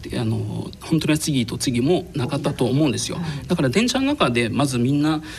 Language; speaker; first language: Japanese; non-native, fluent; Arabic